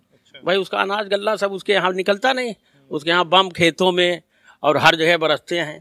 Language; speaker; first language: Hindi; native; Hindi